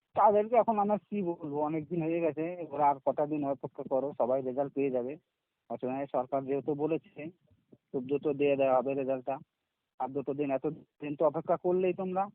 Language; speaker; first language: Bangla; native; Bangla